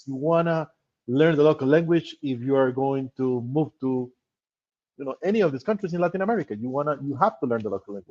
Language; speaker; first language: English; non-native, fluent; Spanish